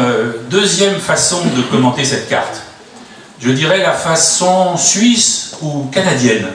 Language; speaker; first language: French; native; French